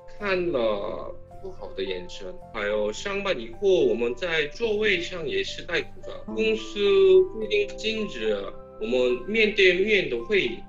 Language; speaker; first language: Chinese; non-native, fluent; Korean